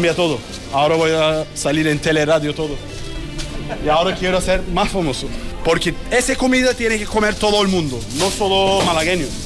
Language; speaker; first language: Spanish; non-native, learner; Turkish